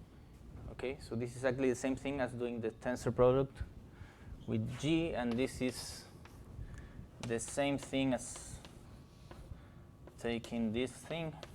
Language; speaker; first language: English; non-native, fluent; Spanish